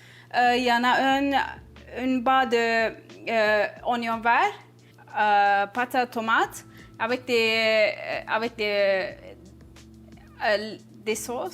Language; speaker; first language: French; non-native, learner; Turkish